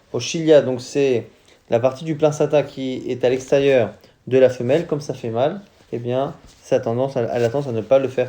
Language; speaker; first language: French; native; French